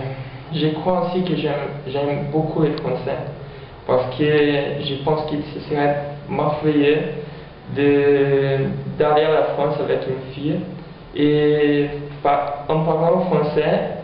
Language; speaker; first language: French; non-native, fluent; Portuguese